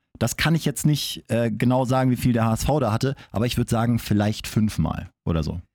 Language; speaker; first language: German; native; German